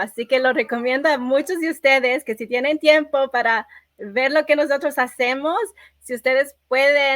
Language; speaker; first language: Spanish; early bilingual, other home language; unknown